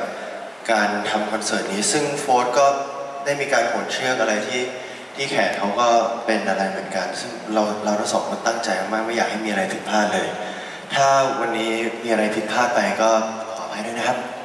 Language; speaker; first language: Thai; native; Thai